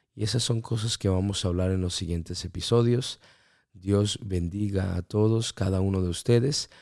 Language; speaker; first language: Spanish; early bilingual, heritage; Spanish